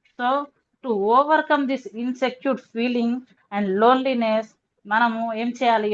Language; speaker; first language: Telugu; non-native, local second language; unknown